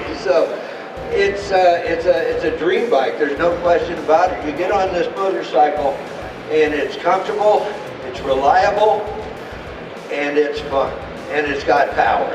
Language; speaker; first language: English; native; English